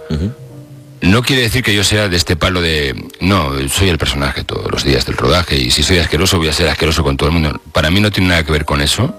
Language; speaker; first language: Spanish; native; Spanish